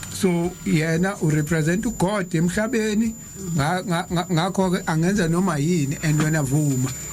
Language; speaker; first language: Zulu; native; Zulu